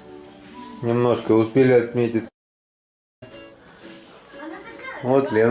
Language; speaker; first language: Russian; native; Russian